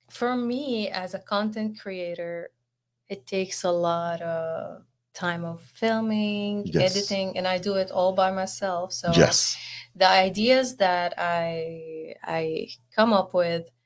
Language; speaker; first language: English; non-native, fluent; Arabic